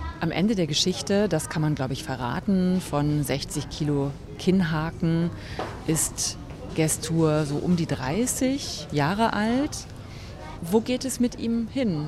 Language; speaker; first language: German; native; German